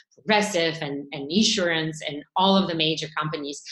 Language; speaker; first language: English; non-native, fluent; Bulgarian